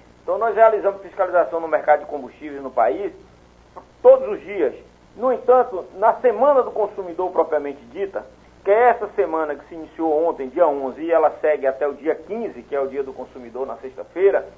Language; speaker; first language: Portuguese; native; Portuguese